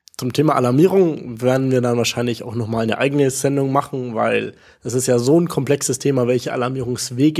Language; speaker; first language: German; native; German